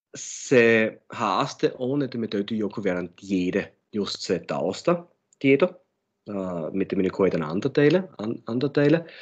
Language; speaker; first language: Finnish; non-native, fluent; German